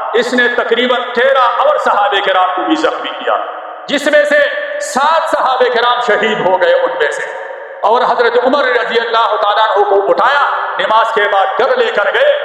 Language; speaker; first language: Urdu; non-native, local second language; Pashto